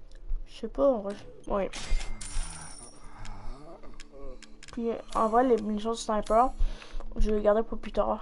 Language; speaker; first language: French; native; French